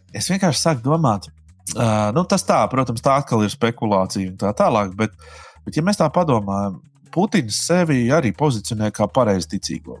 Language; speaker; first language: Latvian; native; Latvian